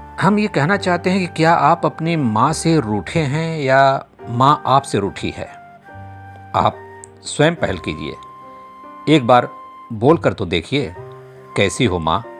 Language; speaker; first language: Hindi; non-native, local second language; Bhojpuri